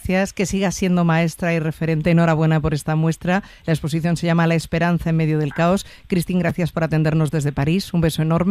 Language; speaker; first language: Spanish; native; Spanish